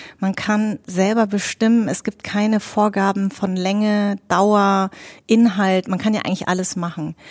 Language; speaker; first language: German; native; German